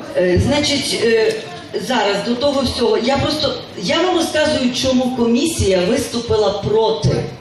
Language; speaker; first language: Ukrainian; native; Ukrainian